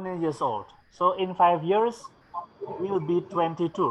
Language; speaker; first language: English; non-native, fluent; Indonesian